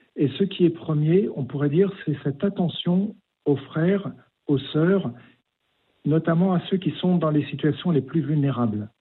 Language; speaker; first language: French; native; French